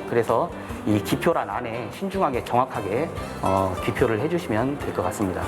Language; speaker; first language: Korean; native; Korean